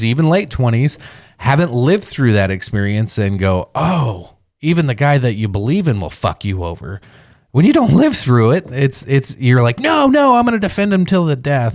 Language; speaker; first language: English; native; English